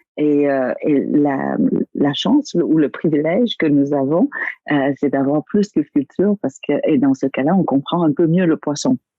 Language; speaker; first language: French; early bilingual, other home language; Vietnamese